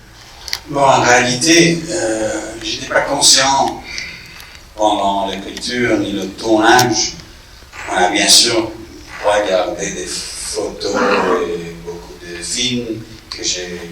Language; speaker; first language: French; non-native, fluent; English